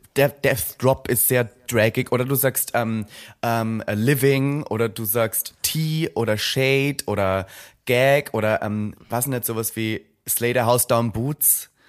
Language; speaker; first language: German; native; German